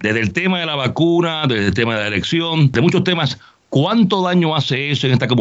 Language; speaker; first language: Spanish; native; Spanish